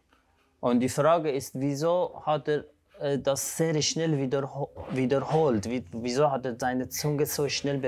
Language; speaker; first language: German; non-native, fluent; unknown